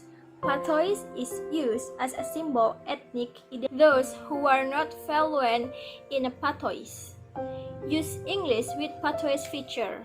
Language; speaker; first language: English; non-native, learner; Indonesian